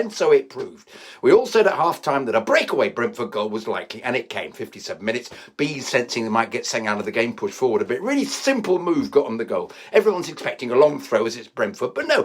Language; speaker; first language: English; native; English